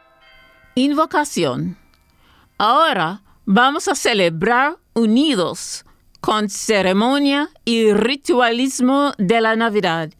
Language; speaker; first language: Spanish; non-native, fluent; English